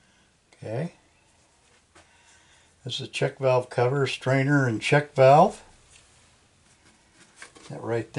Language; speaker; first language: English; native; English